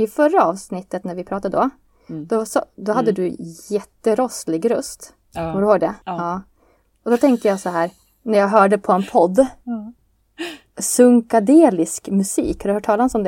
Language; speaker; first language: Swedish; native; Swedish